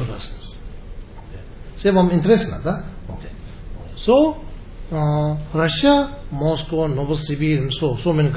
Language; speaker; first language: Russian; non-native, learner; Tibetan